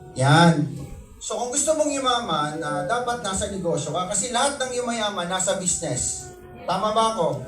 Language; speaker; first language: Filipino; non-native, local second language; Cebuano